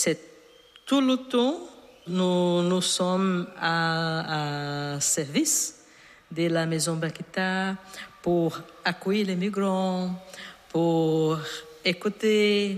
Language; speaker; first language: French; non-native, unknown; Portuguese